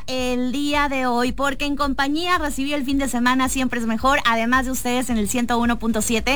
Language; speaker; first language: Spanish; native; Spanish